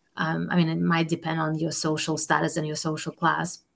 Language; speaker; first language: English; non-native, fluent; Russian